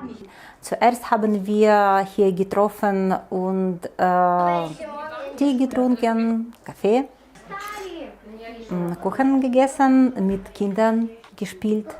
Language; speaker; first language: German; non-native, learner; Ukrainian